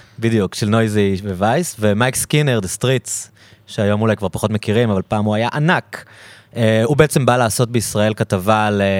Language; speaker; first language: Hebrew; native; Hebrew